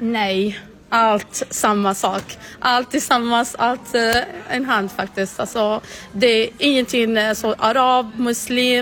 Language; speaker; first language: Swedish; non-native, learner; Arabic